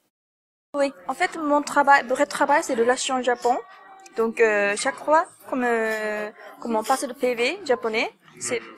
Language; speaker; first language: French; non-native, fluent; Japanese